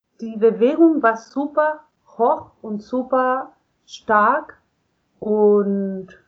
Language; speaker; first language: German; non-native, learner; Spanish